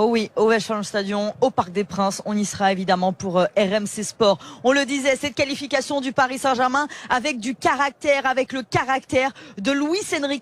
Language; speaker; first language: French; native; French